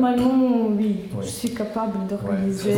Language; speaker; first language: French; non-native, learner; Russian